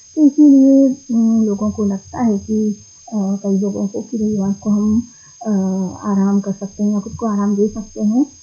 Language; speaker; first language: Hindi; native; Hindi